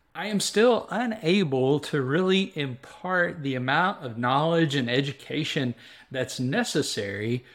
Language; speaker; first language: English; native; English